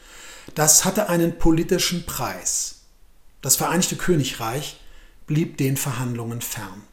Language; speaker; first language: German; native; German